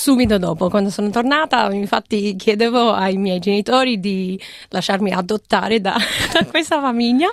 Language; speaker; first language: Italian; non-native, fluent; English